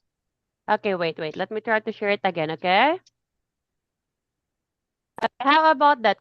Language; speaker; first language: English; non-native, local second language; Cebuano